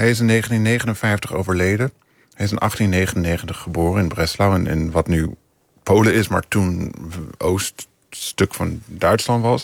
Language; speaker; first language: Dutch; non-native, fluent; English